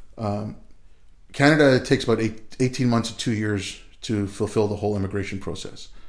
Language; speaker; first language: English; early bilingual, other home language; Urdu